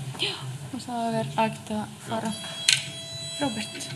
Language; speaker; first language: Icelandic; non-native, fluent; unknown